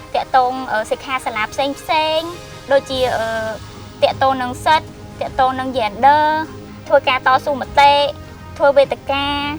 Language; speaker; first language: Khmer; non-native, local second language; Western Cham